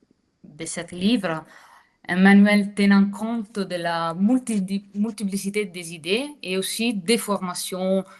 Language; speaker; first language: French; non-native, fluent; Italian